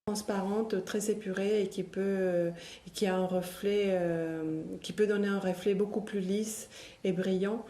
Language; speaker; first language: French; non-native, fluent; Spanish